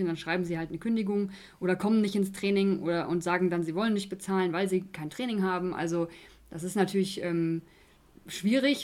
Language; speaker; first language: German; native; German